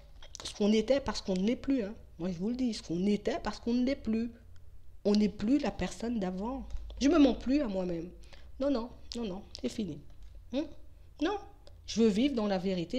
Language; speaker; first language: French; native; French